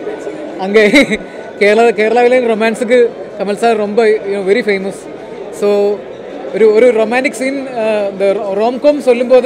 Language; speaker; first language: Tamil; non-native, learner; Malayalam